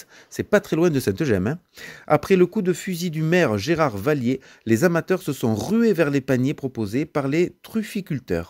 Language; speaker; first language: French; native; French